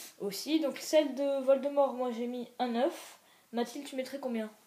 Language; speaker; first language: French; native; French